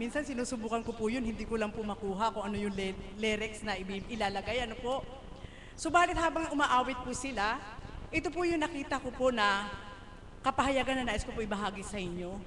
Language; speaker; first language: Filipino; non-native, local second language; Cebuano